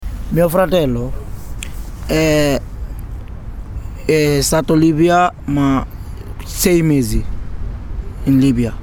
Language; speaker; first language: Italian; non-native, learner; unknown